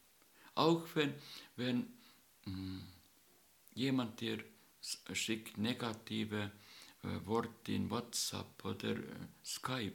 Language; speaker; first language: German; non-native, learner; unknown